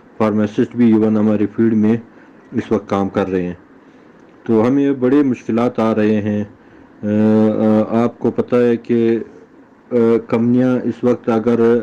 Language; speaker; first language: Urdu; non-native, local second language; Pashto